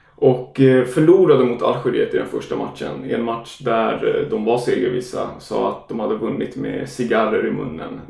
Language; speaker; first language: Swedish; non-native, fluent; German